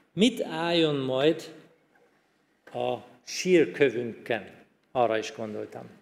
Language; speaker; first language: Hungarian; non-native, fluent; German